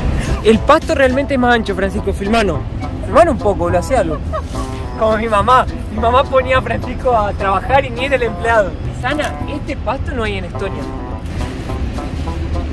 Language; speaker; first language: Spanish; native; Spanish